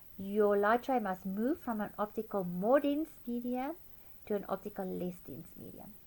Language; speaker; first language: English; non-native, local second language; Afrikaans